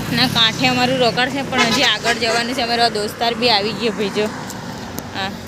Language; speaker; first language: Gujarati; non-native, local second language; Kukna